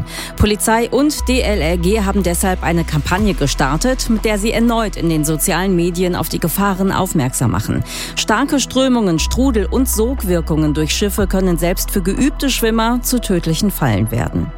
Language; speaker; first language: German; native; German